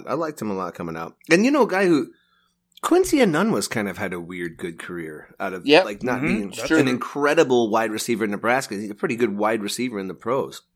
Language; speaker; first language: English; native; English